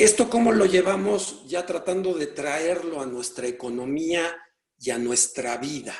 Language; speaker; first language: Spanish; native; Spanish